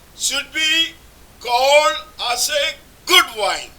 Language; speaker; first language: English; non-native, local second language; Malayalam